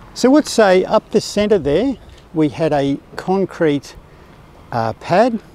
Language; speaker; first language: English; native; English